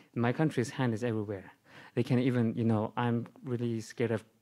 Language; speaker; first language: English; non-native, learner; Chinese